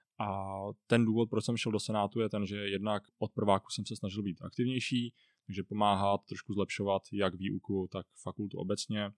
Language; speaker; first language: Czech; native; Czech